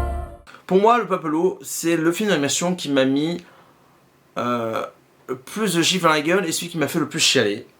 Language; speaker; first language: French; native; French